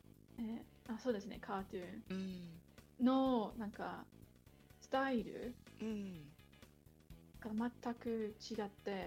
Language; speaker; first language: Japanese; non-native, learner; English